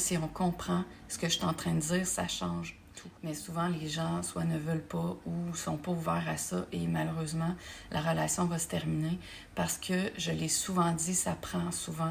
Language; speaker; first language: French; native; French